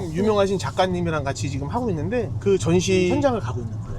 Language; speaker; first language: Korean; native; Korean